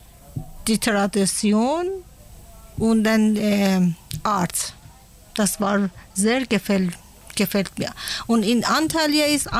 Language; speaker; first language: German; non-native, learner; Persian